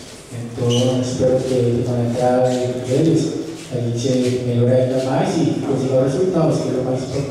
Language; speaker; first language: Portuguese; non-native, fluent; Spanish